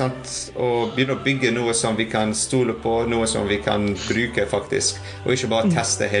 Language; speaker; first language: Norwegian; non-native, fluent; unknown